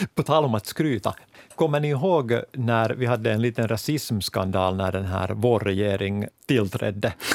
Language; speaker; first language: Swedish; native; Swedish